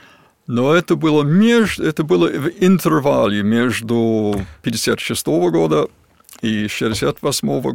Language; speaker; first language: Russian; non-native, fluent; English